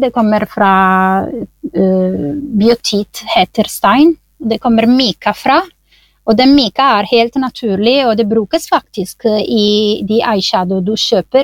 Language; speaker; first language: Norwegian; non-native, fluent; Italian